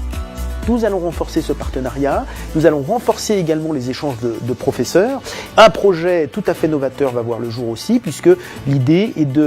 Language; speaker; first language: French; native; French